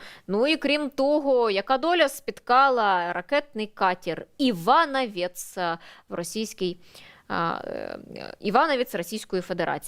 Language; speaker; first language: Ukrainian; native; Ukrainian